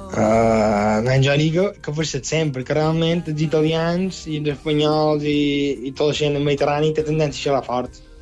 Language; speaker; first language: Catalan; native; Catalan